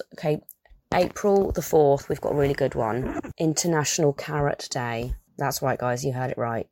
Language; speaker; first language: English; native; English